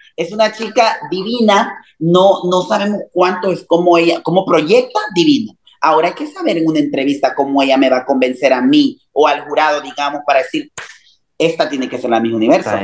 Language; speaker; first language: Spanish; native; Spanish